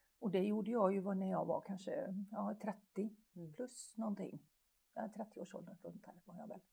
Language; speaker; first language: Swedish; native; Swedish